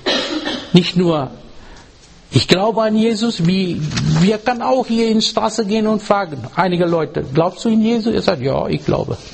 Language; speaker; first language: German; non-native, learner; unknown